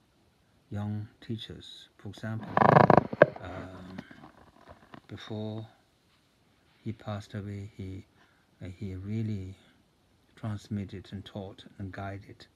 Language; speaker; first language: English; non-native, fluent; Tibetan